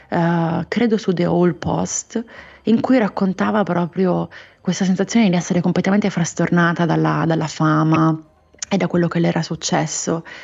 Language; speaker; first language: Italian; native; Italian